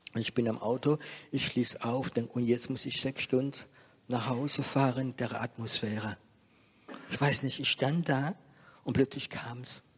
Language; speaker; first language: German; non-native, fluent; French